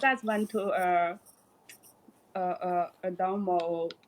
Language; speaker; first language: English; non-native, learner; Chinese